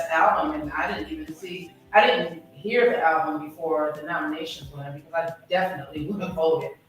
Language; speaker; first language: English; native; English